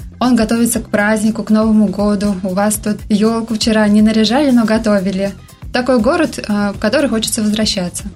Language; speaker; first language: Russian; non-native, local second language; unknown